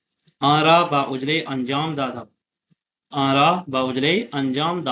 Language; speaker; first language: Persian; non-native, fluent; Urdu